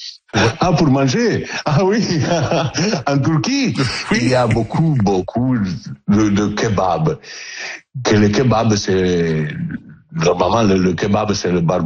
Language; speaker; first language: French; non-native, learner; Italian